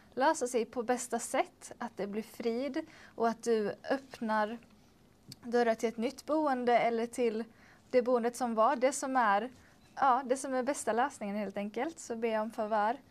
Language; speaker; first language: Swedish; native; Swedish